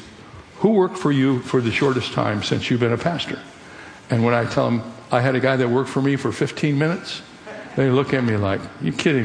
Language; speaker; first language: English; native; English